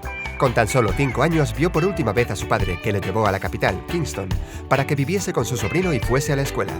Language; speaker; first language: Spanish; native; Spanish